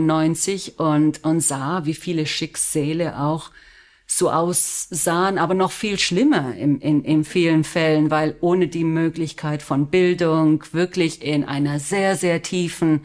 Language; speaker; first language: German; early bilingual, other home language; Spanish